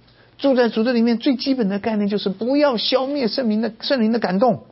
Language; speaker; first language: Chinese; native; Chinese